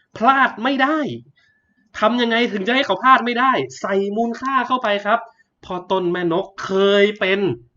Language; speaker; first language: Thai; native; Thai